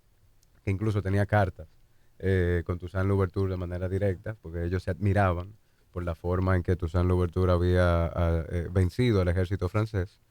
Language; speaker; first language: Spanish; native; Spanish